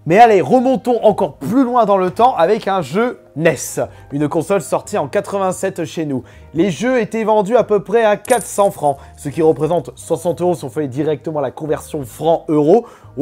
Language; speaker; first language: French; native; French